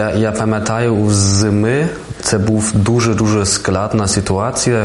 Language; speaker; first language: Ukrainian; non-native, learner; German